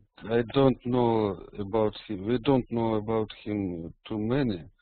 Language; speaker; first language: English; non-native, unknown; Russian